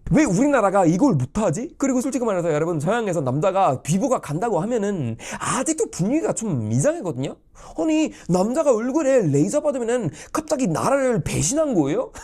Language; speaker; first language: Korean; non-native, fluent; Swedish